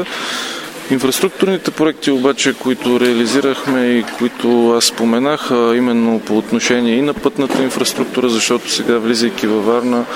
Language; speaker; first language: Bulgarian; native; Bulgarian